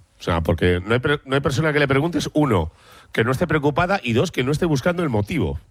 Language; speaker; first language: Spanish; native; Spanish